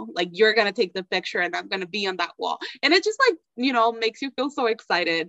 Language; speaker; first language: English; non-native, fluent; Spanish